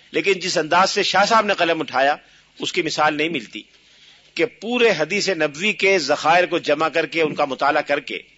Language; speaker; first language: Urdu; native; Urdu